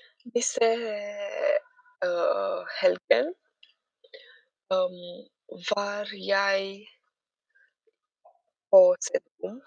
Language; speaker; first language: Norwegian; non-native, learner; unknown